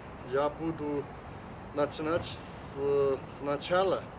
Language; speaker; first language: Russian; non-native, learner; Chinese